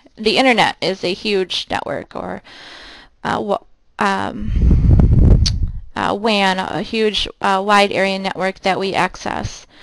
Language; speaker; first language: English; native; English